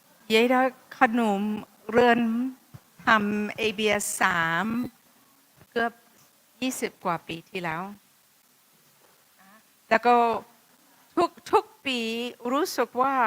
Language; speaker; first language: Thai; non-native, fluent; English